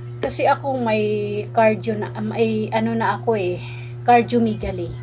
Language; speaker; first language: Filipino; non-native, local second language; Waray